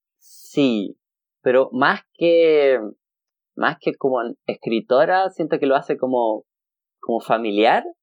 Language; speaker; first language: Spanish; native; Spanish